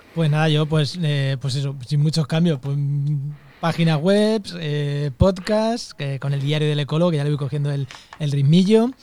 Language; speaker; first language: Spanish; native; Spanish